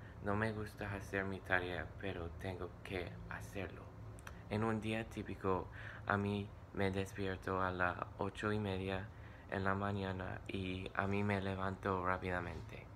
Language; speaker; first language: Spanish; non-native, learner; English